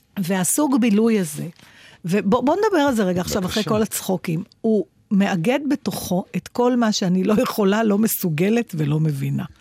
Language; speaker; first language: Hebrew; native; Hebrew